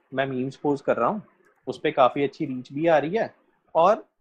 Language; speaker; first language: Hindi; native; Hindi